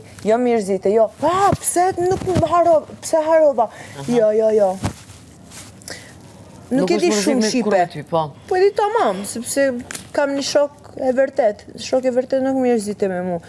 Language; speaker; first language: Albanian; non-native, learner; Italian